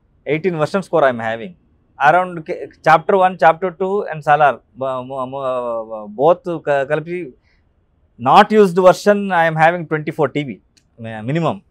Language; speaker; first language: Telugu; non-native, local second language; Kannada